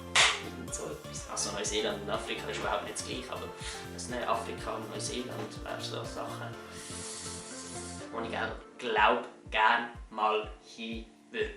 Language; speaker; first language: German; native; German